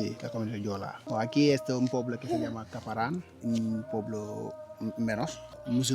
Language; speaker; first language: Spanish; non-native, learner; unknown